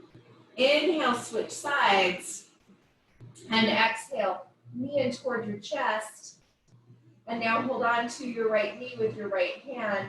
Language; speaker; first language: English; native; English